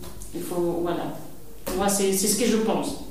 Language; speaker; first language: French; non-native, learner; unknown